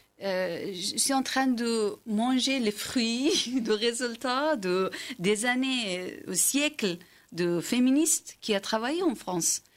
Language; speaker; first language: French; non-native, learner; Persian